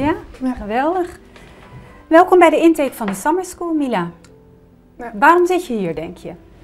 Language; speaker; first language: Dutch; native; Dutch